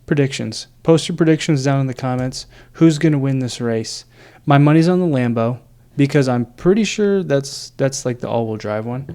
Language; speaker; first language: English; native; English